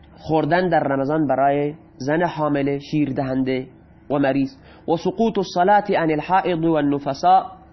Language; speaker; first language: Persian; non-native, local second language; Baluchi